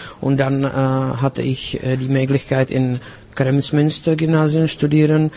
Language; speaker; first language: German; non-native, learner; Czech